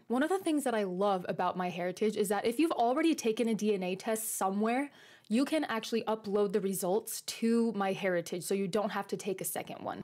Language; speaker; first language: English; native; English